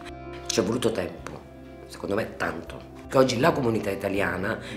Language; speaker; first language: Italian; native; Italian